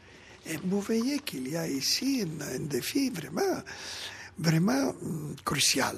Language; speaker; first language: French; non-native, fluent; Italian